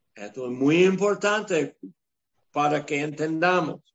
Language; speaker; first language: Spanish; non-native, fluent; English